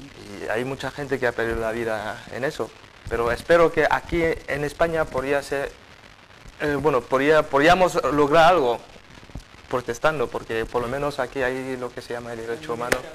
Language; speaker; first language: Spanish; non-native, fluent; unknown